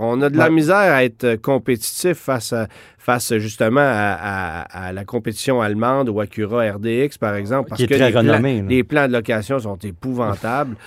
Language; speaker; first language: French; native; French